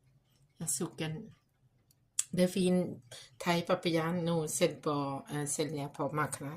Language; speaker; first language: Swedish; non-native, learner; Thai